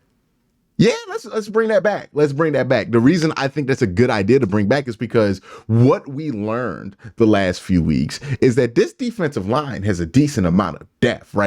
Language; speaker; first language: English; native; English